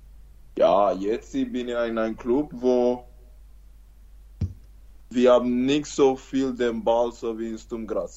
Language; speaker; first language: German; non-native, learner; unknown